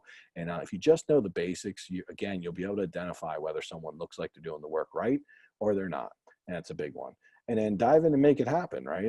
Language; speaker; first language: English; native; English